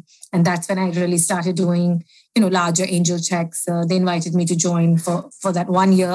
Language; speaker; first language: English; non-native, local second language; Hindi